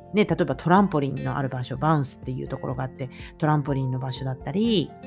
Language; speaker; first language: Japanese; native; Japanese